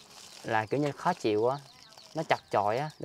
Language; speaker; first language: Vietnamese; native; Vietnamese